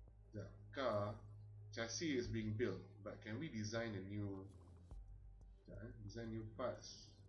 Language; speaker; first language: English; non-native, local second language; Malay